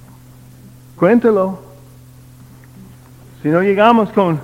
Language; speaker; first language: Spanish; non-native, learner; English